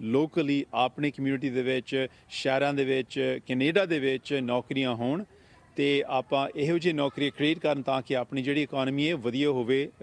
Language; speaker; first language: Punjabi; early bilingual, heritage; Punjabi